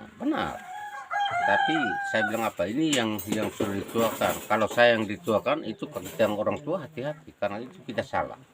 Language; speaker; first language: Indonesian; non-native, local second language; Tetum